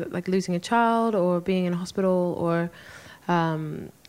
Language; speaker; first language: English; native; English